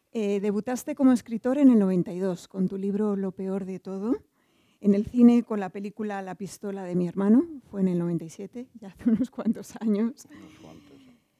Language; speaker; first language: Spanish; native; Spanish